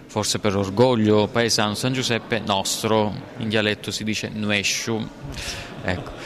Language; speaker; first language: Italian; native; Italian